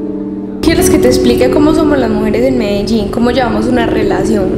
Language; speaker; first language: Spanish; native; Spanish